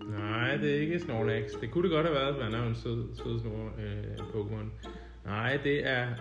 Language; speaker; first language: Danish; native; Danish